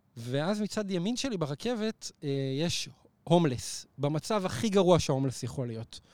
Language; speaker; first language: Hebrew; native; Hebrew